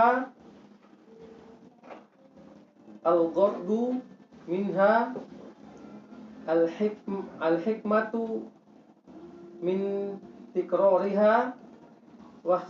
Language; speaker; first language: Arabic; non-native, learner; Indonesian